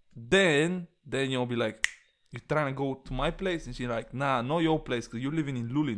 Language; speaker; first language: English; non-native, fluent; Bulgarian